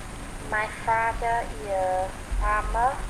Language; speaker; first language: English; non-native, learner; Vietnamese